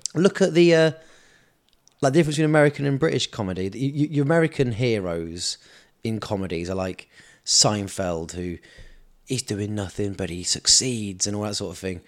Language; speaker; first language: English; native; English